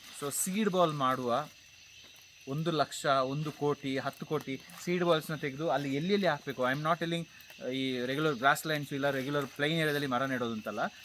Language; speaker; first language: Kannada; non-native, local second language; Kodava